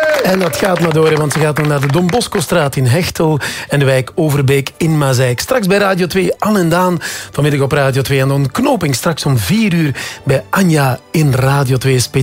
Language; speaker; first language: Dutch; native; Dutch